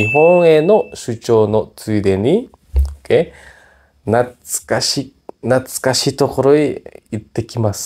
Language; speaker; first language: Japanese; non-native, fluent; Indonesian